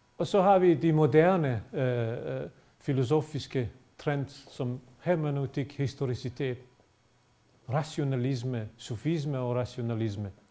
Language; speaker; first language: Danish; non-native, fluent; Bosnian